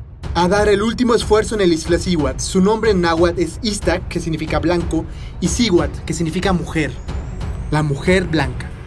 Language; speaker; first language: Spanish; native; Spanish